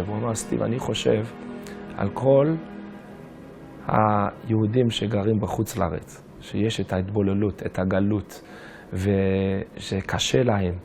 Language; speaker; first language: Hebrew; non-native, fluent; English